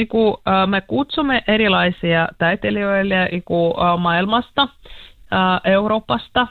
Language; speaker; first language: Finnish; non-native, learner; Russian